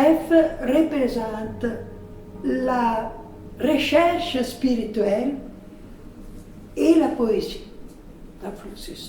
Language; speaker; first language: French; non-native, fluent; Italian